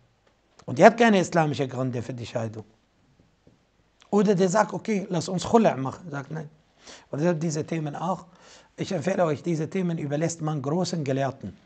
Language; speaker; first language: German; non-native, fluent; Arabic